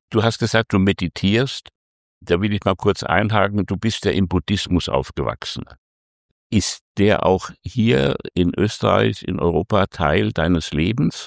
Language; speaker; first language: German; native; German